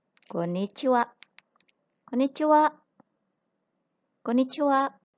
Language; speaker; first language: Japanese; non-native, learner; Filipino